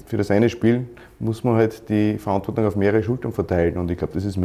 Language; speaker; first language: German; native; German